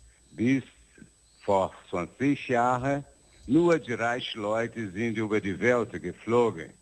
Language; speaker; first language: German; non-native, learner; Portuguese